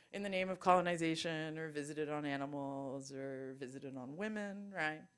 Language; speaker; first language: English; native; English